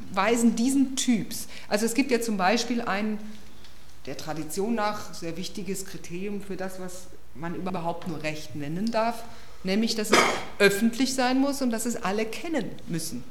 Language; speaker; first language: German; native; German